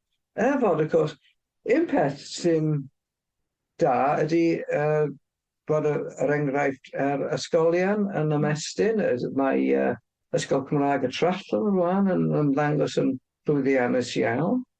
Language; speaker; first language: Welsh; non-native, fluent; English